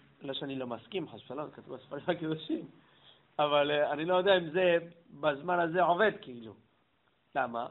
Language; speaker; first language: Hebrew; non-native, fluent; English